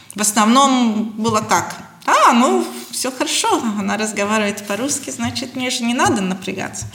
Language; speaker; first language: Russian; non-native, local second language; Latvian